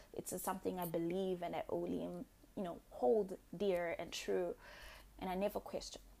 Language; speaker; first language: English; non-native, local second language; Shona